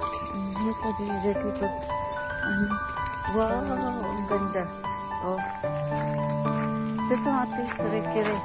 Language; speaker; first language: Filipino; non-native, local second language; Cebuano